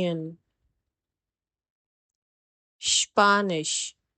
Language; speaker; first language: German; non-native, fluent; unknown